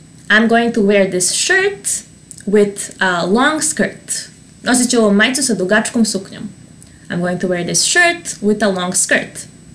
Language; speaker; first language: English; non-native, fluent; Serbian